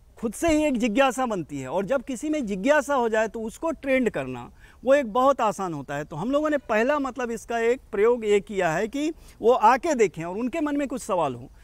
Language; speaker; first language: Hindi; native; Hindi